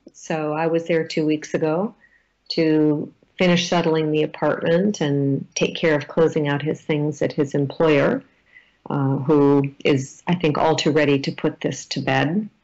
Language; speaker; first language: English; native; English